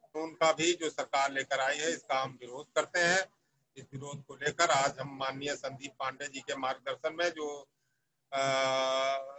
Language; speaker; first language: Hindi; native; Hindi